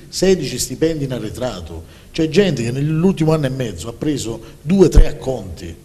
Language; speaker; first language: Italian; native; Italian